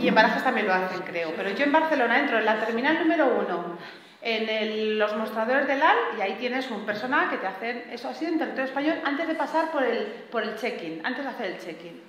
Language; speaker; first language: Spanish; native; Spanish